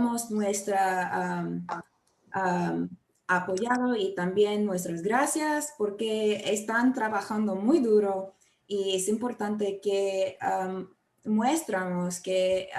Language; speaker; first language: Spanish; non-native, learner; English